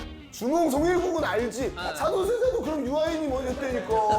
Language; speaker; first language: Korean; native; Korean